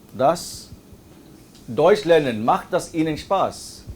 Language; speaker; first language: German; non-native, fluent; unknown